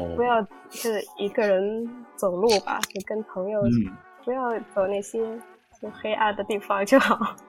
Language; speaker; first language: Chinese; non-native, learner; Vietnamese